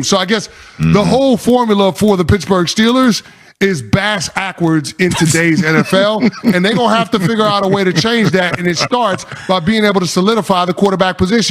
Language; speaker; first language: English; native; English